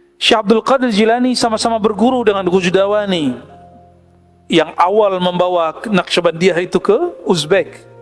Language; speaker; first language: Malay; non-native, local second language; Minangkabau